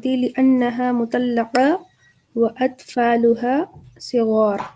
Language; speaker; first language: Arabic; non-native, learner; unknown